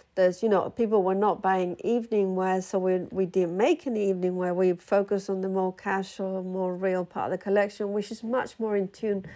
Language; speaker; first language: English; early bilingual, other home language; Spanish